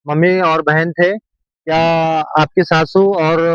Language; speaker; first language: Hindi; non-native, local second language; Marathi